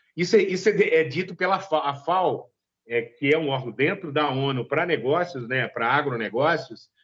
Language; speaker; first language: Portuguese; native; Portuguese